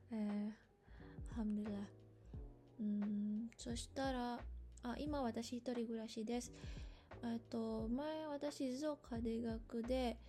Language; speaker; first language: Japanese; non-native, fluent; Indonesian